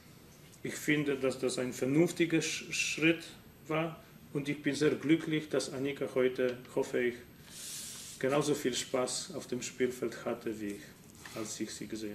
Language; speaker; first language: German; non-native, fluent; Polish